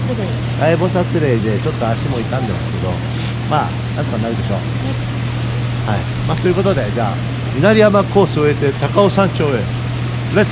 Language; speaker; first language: Japanese; native; Japanese